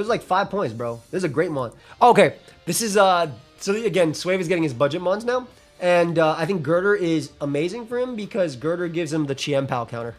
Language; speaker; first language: English; native; English